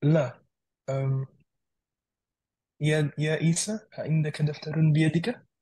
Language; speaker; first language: Arabic; non-native, learner; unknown